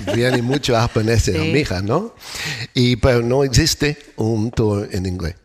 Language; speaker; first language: Spanish; non-native, learner; English